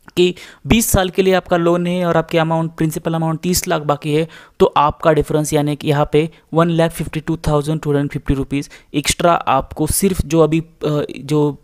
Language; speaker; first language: Hindi; non-native, local second language; Marathi